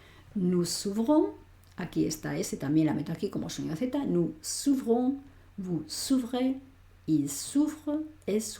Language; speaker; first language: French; non-native, fluent; Spanish